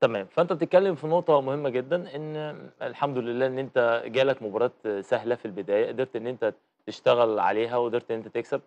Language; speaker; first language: Arabic; native; Arabic